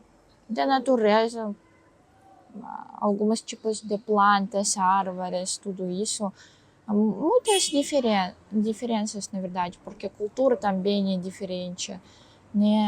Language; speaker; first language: Portuguese; non-native, learner; Russian